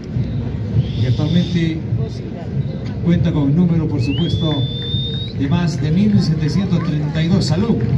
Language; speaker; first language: Spanish; native; Spanish